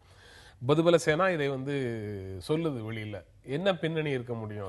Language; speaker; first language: Tamil; native; Tamil